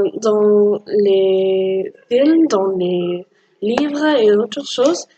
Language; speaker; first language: French; non-native, learner; English